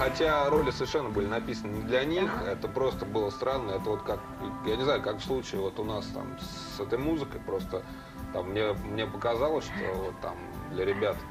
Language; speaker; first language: Russian; native; Russian